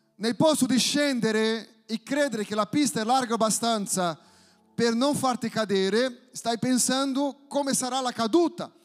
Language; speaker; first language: Italian; non-native, fluent; Portuguese